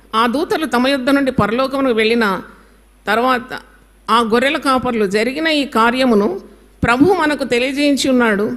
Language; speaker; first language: Telugu; non-native, local second language; Malayalam